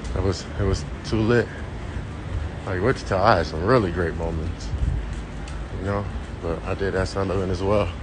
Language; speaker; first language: English; native; English